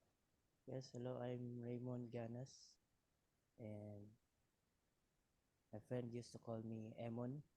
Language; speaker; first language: English; non-native, learner; Cebuano